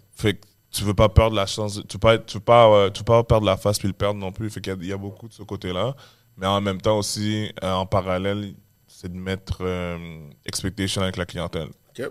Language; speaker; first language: French; native; French